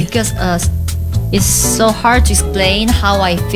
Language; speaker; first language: English; non-native, learner; Korean